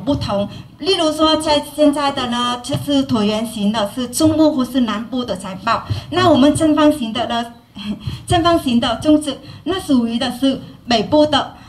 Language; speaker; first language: Chinese; non-native, fluent; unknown